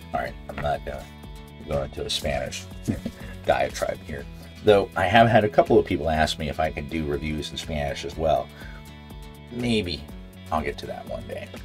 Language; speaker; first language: English; native; English